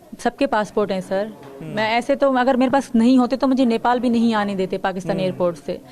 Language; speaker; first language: Urdu; non-native, local second language; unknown